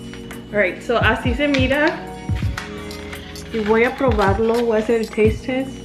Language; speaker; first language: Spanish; early bilingual, other home language; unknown